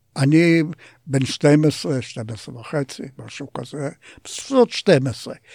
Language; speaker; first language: Hebrew; non-native, fluent; Polish